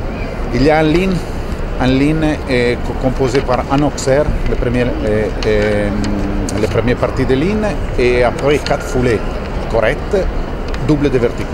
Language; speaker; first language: French; non-native, fluent; Italian